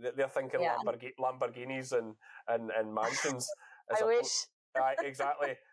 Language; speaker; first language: English; native; English